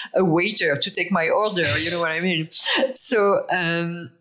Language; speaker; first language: English; non-native, fluent; French